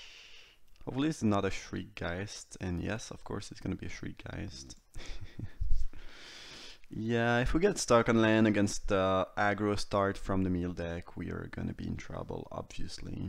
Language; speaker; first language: English; non-native, fluent; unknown